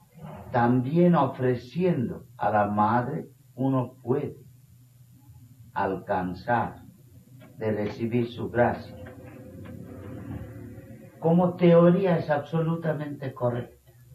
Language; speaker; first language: Spanish; non-native, fluent; Bangla